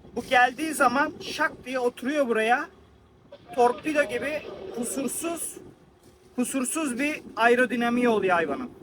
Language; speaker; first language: Turkish; native; Turkish